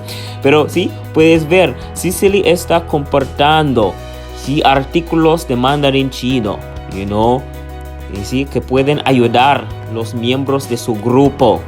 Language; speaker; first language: Spanish; non-native, learner; English